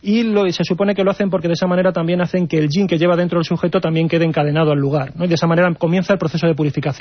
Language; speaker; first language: Spanish; native; Spanish